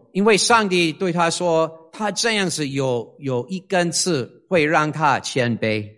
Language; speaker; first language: Chinese; non-native, fluent; English